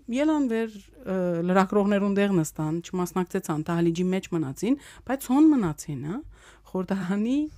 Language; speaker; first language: Armenian; early bilingual, heritage; Armenian